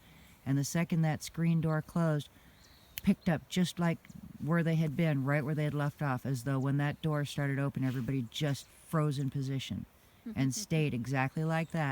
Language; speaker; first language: English; native; English